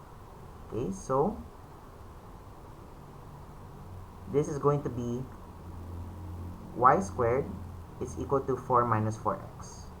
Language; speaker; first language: English; non-native, local second language; Filipino